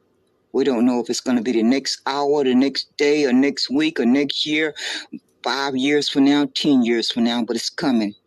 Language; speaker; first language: English; native; English